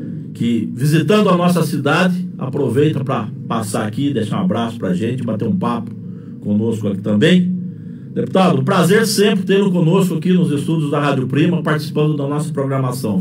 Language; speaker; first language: Portuguese; native; Portuguese